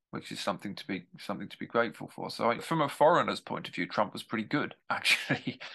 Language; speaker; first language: English; native; English